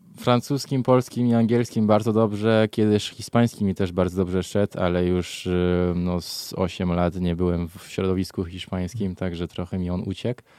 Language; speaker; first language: Polish; early bilingual, heritage; Polish